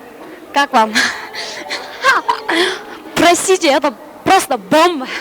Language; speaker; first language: Russian; non-native, local second language; Kyrgyz